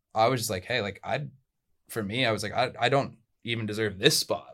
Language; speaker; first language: English; early bilingual, other home language; Spanish